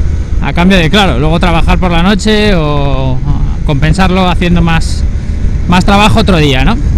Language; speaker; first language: Spanish; native; Spanish